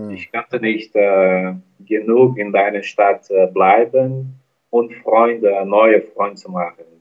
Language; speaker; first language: German; non-native, learner; Portuguese